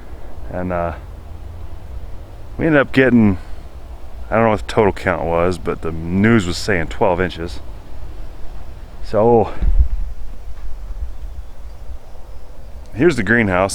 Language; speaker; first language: English; native; English